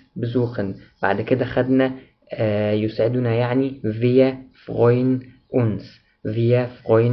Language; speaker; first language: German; non-native, fluent; Arabic